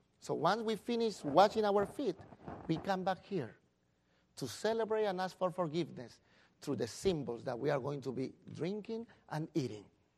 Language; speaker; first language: English; non-native, fluent; Spanish